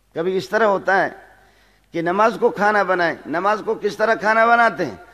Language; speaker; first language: Urdu; non-native, local second language; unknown